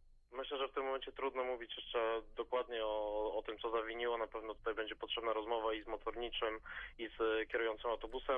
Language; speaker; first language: Polish; native; Polish